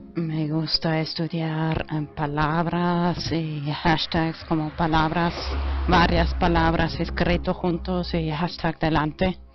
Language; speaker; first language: Spanish; non-native, fluent; German